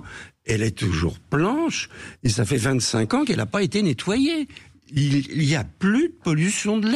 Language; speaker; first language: French; native; French